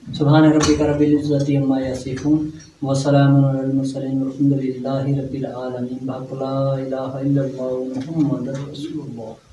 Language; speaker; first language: Urdu; non-native, local second language; Pahari-Potwari